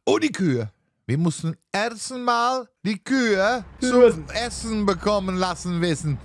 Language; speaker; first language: German; non-native, learner; Dutch